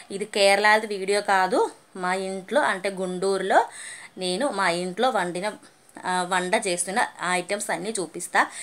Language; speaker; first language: Telugu; non-native, learner; Malayalam